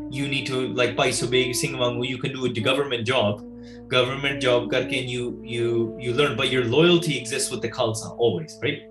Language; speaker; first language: English; early bilingual, other home language; Punjabi